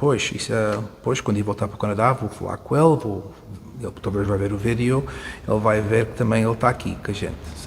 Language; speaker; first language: Portuguese; early bilingual, heritage; Portuguese